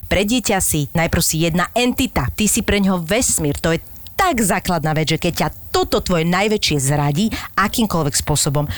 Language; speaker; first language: Slovak; native; Slovak